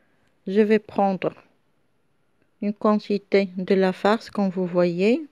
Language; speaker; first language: French; non-native, local second language; Arabic